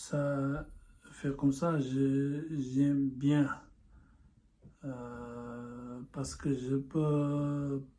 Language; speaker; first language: French; non-native, learner; Tibetan